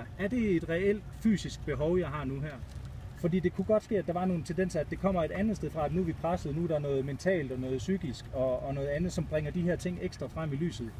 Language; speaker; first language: Danish; native; Danish